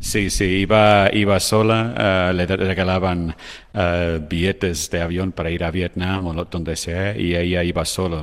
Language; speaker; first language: Spanish; non-native, fluent; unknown